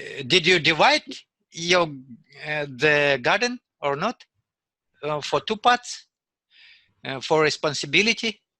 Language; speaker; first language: English; non-native, learner; Russian